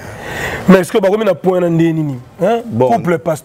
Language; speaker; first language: French; non-native, local second language; Lingala